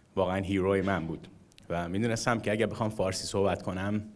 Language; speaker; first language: Persian; early bilingual, other home language; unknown